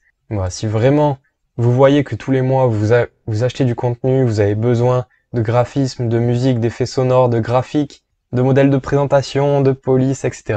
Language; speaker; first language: French; native; French